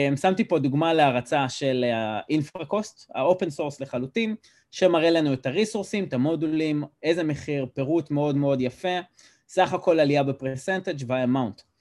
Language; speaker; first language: Hebrew; native; Hebrew